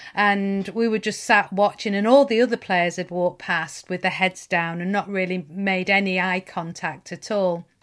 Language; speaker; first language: English; native; English